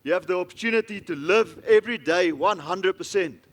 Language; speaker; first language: English; non-native, local second language; Afrikaans